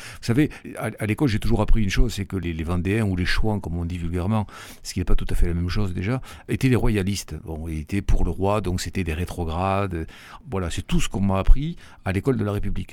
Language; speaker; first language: French; native; French